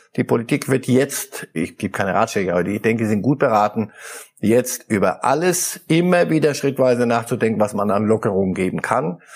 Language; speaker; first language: German; early bilingual, other home language; Polish